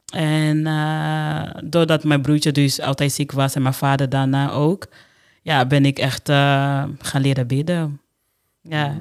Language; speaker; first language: Dutch; non-native, fluent; Portuguese